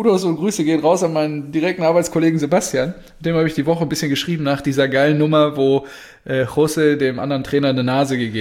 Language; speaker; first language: German; native; German